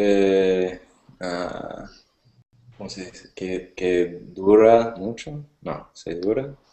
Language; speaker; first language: Spanish; non-native, learner; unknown